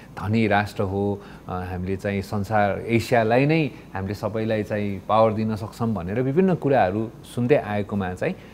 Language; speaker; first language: Nepali; native; Nepali